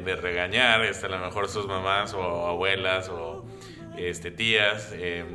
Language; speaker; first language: Spanish; early bilingual, heritage; Spanish